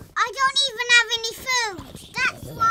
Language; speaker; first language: English; native; English